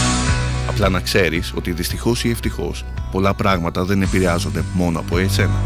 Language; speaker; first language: Greek; native; Greek